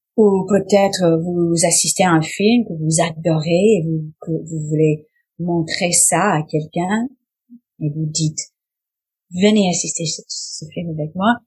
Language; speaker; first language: French; non-native, fluent; English